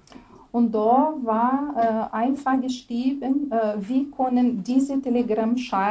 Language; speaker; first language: German; non-native, fluent; Portuguese